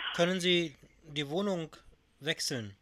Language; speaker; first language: German; native; German